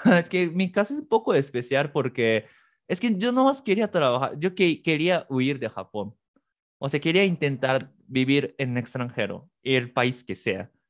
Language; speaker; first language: Spanish; non-native, fluent; Japanese